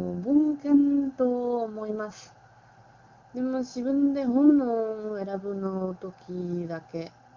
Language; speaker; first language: Japanese; non-native, learner; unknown